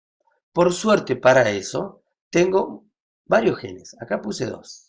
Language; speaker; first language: Spanish; native; Spanish